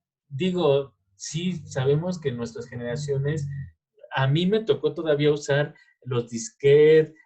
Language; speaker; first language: Spanish; native; Spanish